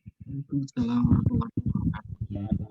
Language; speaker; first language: Arabic; non-native, fluent; Indonesian